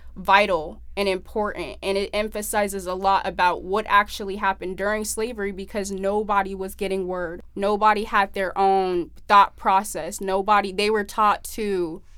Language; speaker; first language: English; native; English